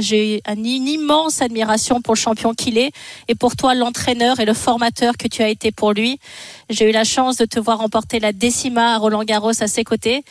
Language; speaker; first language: French; native; French